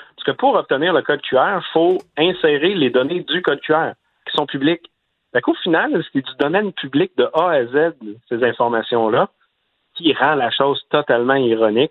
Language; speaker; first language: French; native; French